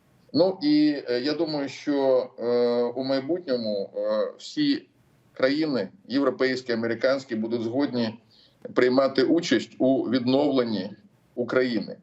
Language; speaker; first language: Ukrainian; non-native, local second language; Russian